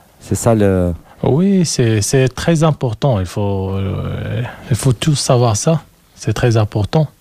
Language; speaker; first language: French; non-native, learner; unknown